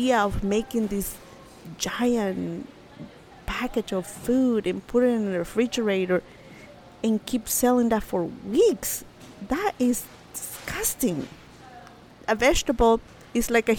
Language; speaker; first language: English; non-native, fluent; Spanish